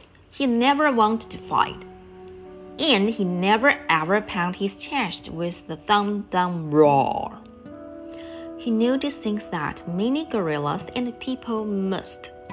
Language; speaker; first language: English; non-native, fluent; Chinese